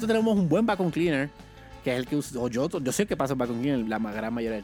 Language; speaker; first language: Spanish; native; Spanish